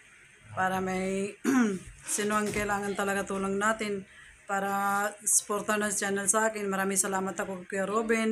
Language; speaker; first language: Filipino; non-native, learner; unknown